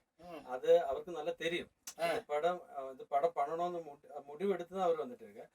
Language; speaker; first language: Tamil; non-native, learner; Malayalam